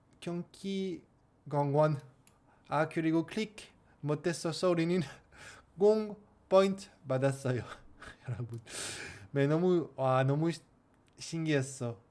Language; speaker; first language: Korean; non-native, learner; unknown